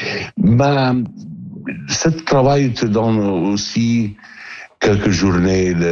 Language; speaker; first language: French; non-native, learner; Italian